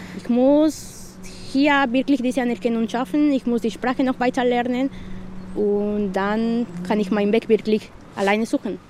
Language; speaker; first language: German; non-native, fluent; Spanish